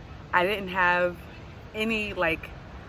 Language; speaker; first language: English; native; English